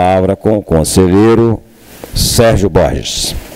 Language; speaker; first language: Portuguese; native; Portuguese